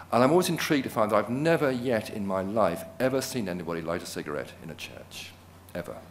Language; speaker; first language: English; native; English